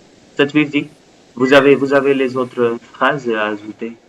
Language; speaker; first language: French; non-native, fluent; Hindi